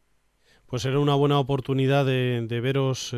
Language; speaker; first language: Spanish; native; Spanish